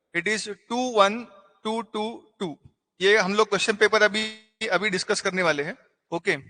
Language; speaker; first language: Hindi; non-native, local second language; Marathi